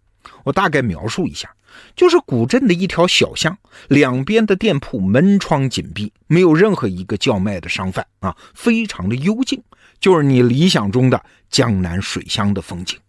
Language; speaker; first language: Chinese; native; Chinese